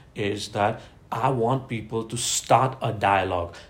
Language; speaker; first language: English; non-native, local second language; Gujarati